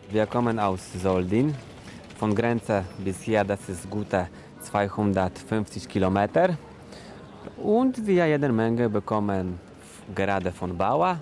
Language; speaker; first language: German; non-native, learner; Polish